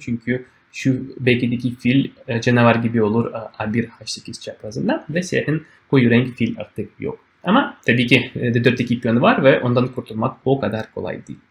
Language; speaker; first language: Turkish; non-native, fluent; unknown